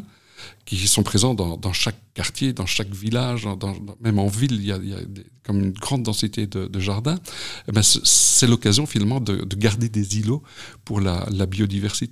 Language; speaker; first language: French; native; French